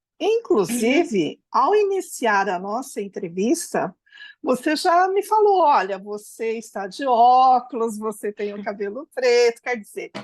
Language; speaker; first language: Portuguese; native; Portuguese